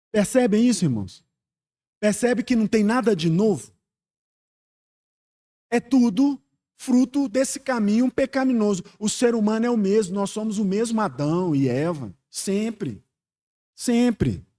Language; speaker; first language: Portuguese; native; Portuguese